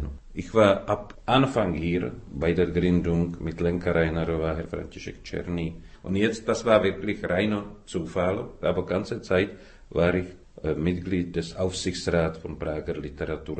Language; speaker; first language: German; non-native, fluent; Czech